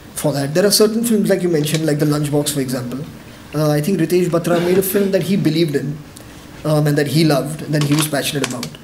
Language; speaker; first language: English; non-native, local second language; Hindi